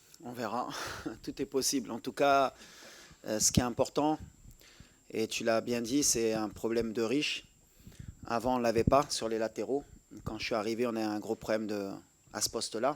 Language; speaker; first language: French; native; French